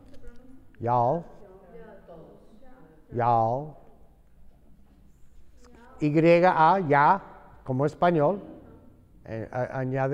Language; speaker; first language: Spanish; non-native, fluent; English